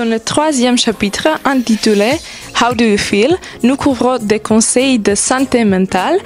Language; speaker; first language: French; non-native, fluent; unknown